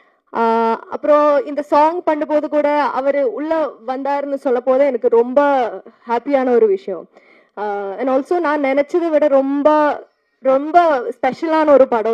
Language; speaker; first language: Tamil; non-native, learner; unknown